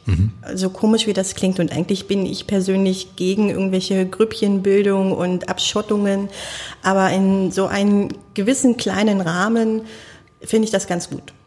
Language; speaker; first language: German; native; German